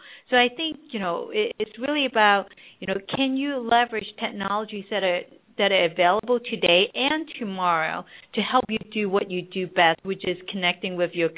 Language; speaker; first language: English; non-native, local second language; Cantonese